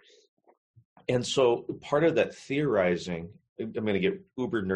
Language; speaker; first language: English; native; English